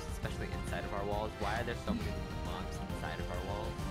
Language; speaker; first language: English; native; English